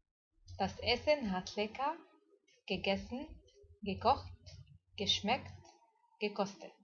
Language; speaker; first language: German; non-native, fluent; Arabic